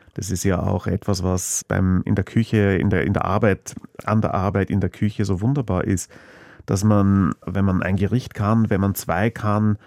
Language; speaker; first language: German; native; German